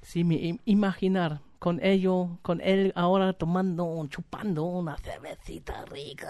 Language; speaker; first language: Spanish; non-native, fluent; German